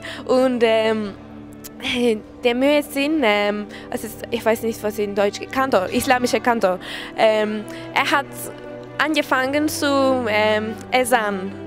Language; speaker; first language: German; non-native, learner; Turkish